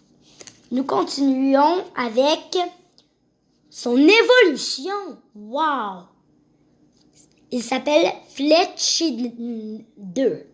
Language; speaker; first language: French; native; French